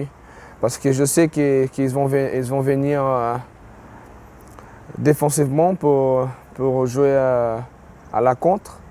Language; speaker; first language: French; non-native, fluent; Portuguese